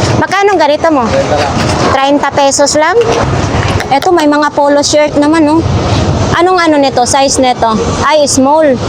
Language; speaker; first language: Filipino; non-native, local second language; Cebuano